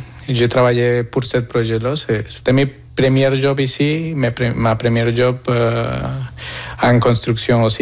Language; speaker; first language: French; non-native, fluent; Spanish